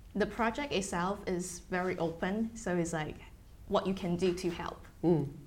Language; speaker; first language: English; non-native, fluent; Chinese